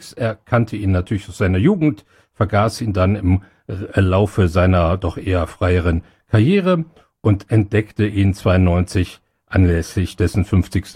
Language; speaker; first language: German; native; German